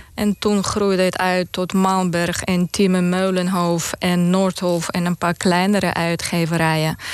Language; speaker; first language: Dutch; non-native, fluent; Romanian